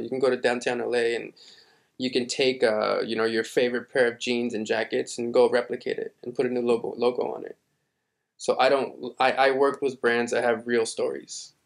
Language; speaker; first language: English; early bilingual, other home language; Spanish